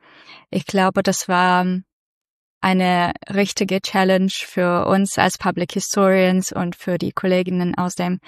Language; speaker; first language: German; non-native, fluent; Russian